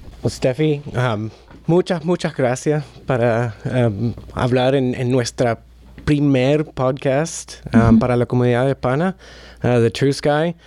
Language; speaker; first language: Spanish; early bilingual, heritage; Spanish